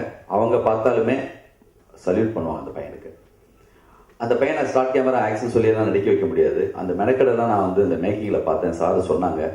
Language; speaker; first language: Tamil; native; Tamil